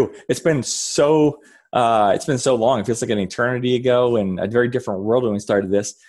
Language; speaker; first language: English; native; English